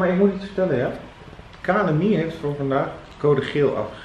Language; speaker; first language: Dutch; native; Dutch